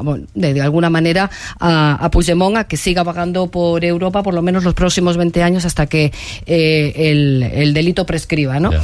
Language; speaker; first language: Spanish; native; Spanish